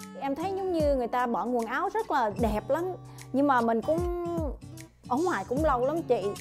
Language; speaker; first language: Vietnamese; early bilingual, heritage; Vietnamese